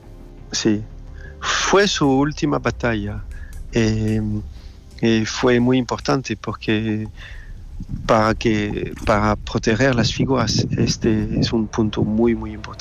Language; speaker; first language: Spanish; non-native, learner; French